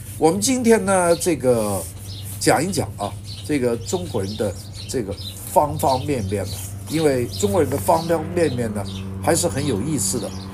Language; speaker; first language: Chinese; native; Chinese